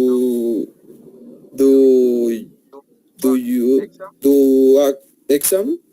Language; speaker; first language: English; non-native, learner; Spanish